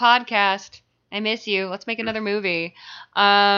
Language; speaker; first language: English; native; English